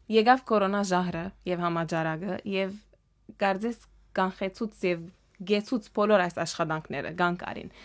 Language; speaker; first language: Armenian; early bilingual, heritage; Armenian